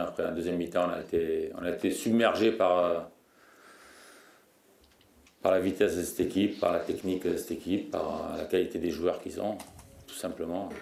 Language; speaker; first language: French; native; French